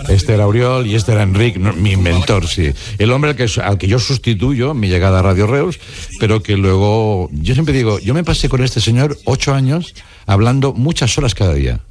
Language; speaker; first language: Spanish; non-native, local second language; Catalan